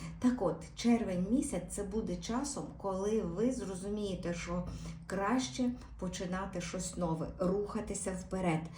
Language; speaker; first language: Ukrainian; native; Ukrainian